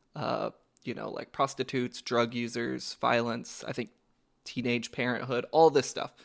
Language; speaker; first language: English; native; English